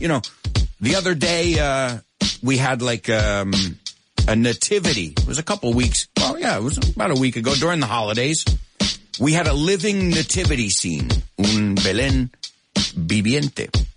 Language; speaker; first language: English; early bilingual, other home language; Spanish